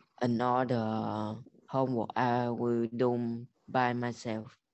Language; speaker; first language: English; non-native, learner; Vietnamese